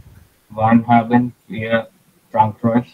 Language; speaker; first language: German; non-native, learner; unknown